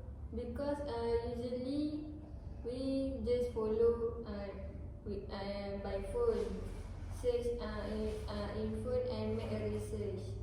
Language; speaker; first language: English; non-native, learner; Malay